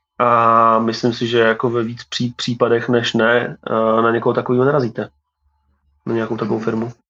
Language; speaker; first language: Czech; native; Czech